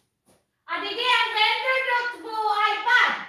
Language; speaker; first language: Swedish; non-native, fluent; Filipino